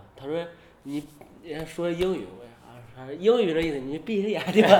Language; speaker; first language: Chinese; native; Chinese